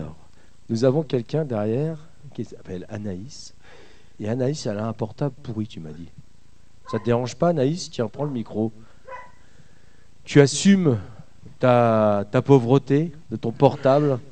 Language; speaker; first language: French; native; French